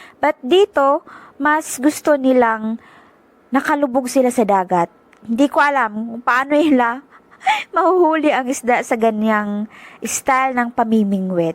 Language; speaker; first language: Filipino; non-native, local second language; Cebuano